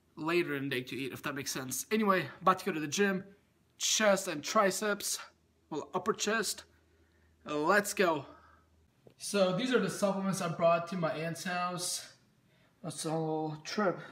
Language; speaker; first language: English; early bilingual, other home language; Russian